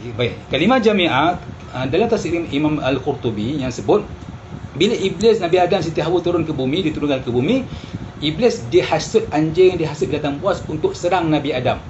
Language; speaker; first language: Malay; early bilingual, heritage; Malay